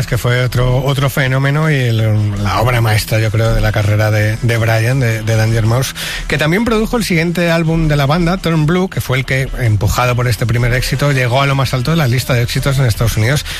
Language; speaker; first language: Spanish; native; Spanish